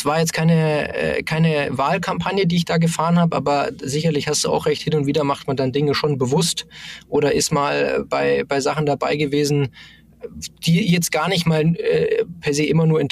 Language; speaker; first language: German; native; German